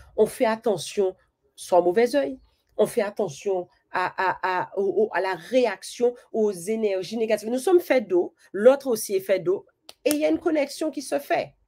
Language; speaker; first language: French; native; French